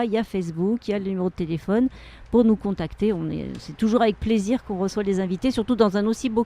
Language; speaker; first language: French; native; French